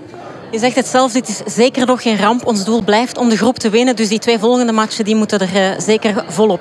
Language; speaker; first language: Dutch; native; Dutch